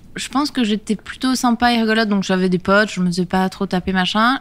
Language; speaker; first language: French; native; French